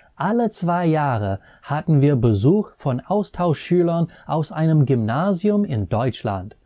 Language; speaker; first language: German; non-native, fluent; English